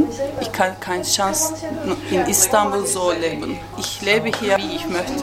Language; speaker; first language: German; non-native, learner; Turkish